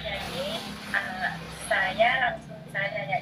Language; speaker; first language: Indonesian; non-native, fluent; Thai